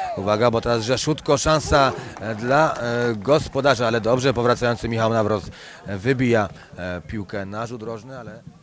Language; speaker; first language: Polish; native; Polish